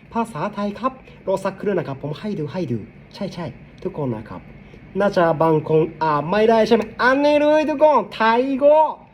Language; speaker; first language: Thai; non-native, learner; Japanese